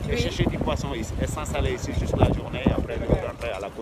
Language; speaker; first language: French; non-native, local second language; Wolof